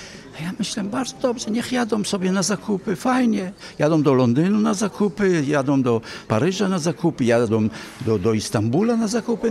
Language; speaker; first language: Polish; early bilingual, heritage; Polish